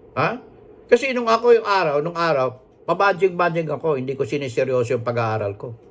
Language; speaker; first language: Filipino; non-native, local second language; Hiligaynon